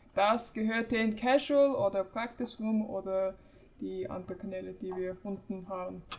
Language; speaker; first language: German; non-native, fluent; English